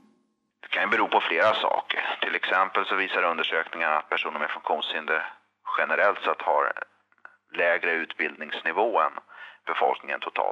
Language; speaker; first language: Swedish; native; Swedish